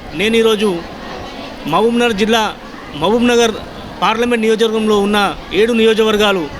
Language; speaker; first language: Telugu; non-native, local second language; Lambadi